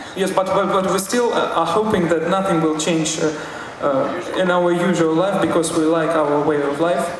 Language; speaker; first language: English; non-native, fluent; Russian